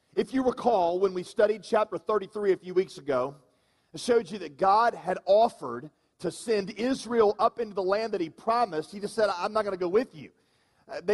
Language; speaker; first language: English; native; English